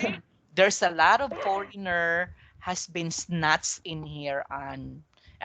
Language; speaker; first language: English; non-native, local second language; Filipino